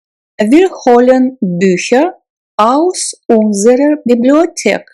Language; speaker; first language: German; non-native, fluent; Russian